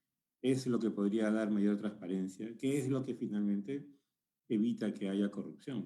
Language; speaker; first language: Spanish; native; Spanish